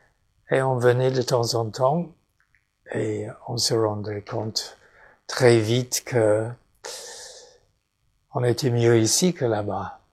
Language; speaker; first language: French; non-native, fluent; English